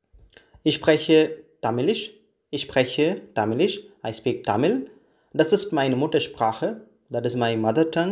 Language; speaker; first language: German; non-native, learner; Tamil